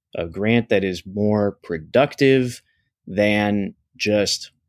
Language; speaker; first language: English; native; English